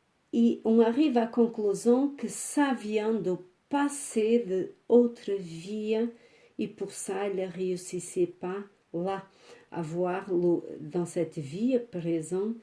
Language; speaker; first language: French; non-native, fluent; Portuguese